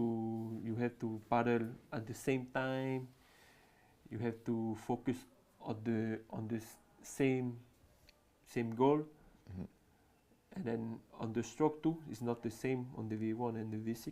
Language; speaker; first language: English; non-native, learner; French